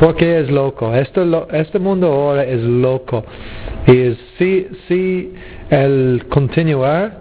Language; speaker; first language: Spanish; non-native, learner; English